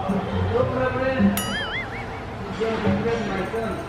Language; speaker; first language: English; non-native, learner; Korean